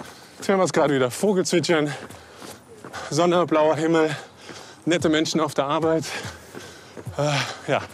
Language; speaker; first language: German; native; German